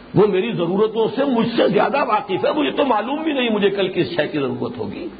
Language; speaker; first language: Urdu; native; Urdu